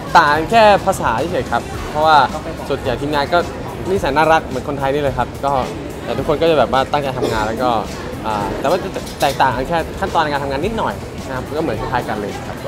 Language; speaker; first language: Thai; native; Thai